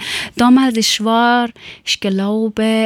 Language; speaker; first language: German; non-native, fluent; Persian